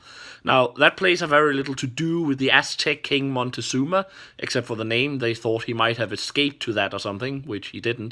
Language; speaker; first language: English; non-native, fluent; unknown